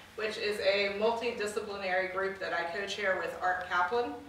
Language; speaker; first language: English; native; English